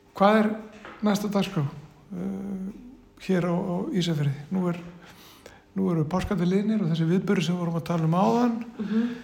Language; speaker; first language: Icelandic; native; Icelandic